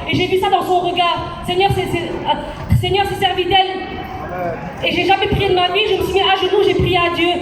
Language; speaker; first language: French; early bilingual, other home language; Chinese